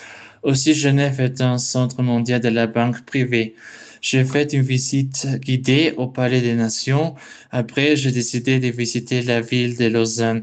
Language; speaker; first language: French; non-native, learner; Spanish